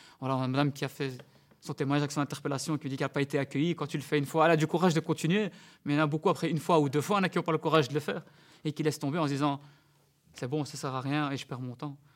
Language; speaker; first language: French; early bilingual, other home language; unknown